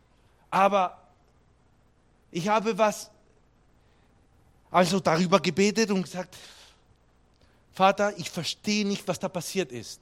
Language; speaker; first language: German; non-native, fluent; Spanish